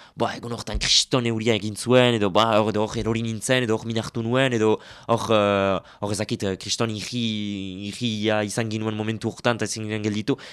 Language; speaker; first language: Basque; native; Basque